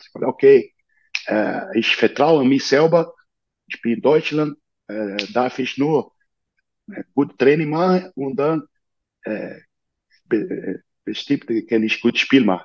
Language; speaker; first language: German; non-native, learner; Portuguese